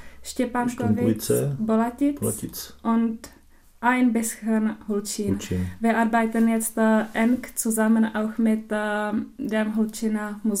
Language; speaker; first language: German; non-native, local second language; Czech